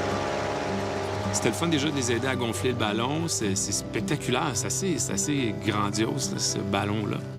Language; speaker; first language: French; native; French